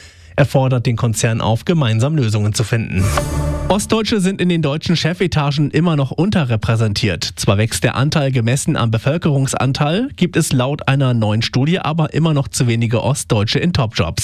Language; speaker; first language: German; native; German